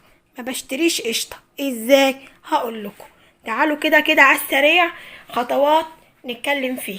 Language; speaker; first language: Arabic; native; Arabic